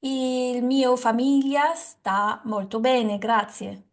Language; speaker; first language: Italian; non-native, learner; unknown